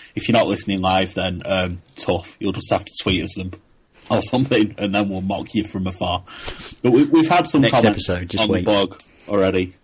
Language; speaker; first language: English; native; English